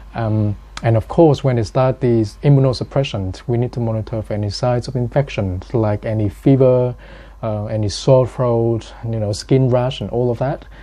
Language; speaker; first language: English; non-native, fluent; Vietnamese